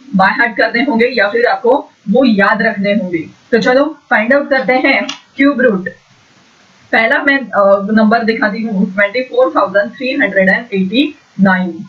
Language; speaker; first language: Hindi; non-native, local second language; Marathi